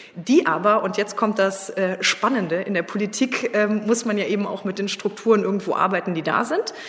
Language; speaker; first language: German; native; German